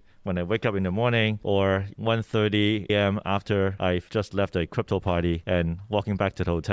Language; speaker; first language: English; early bilingual, other home language; Cantonese